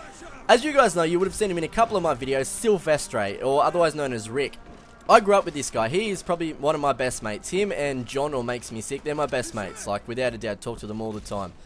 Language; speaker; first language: English; native; English